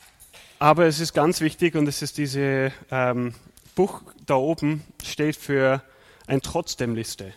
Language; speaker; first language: German; non-native, fluent; English